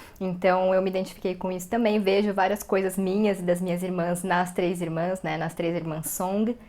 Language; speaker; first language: Portuguese; native; Portuguese